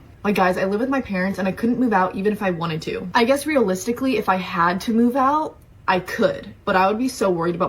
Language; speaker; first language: English; native; English